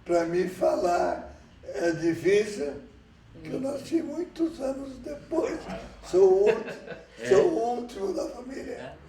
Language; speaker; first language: Portuguese; early bilingual, other home language; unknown